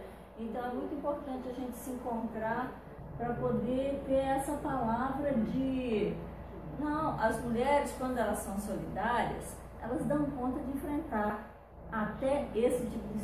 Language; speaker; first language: Portuguese; native; Portuguese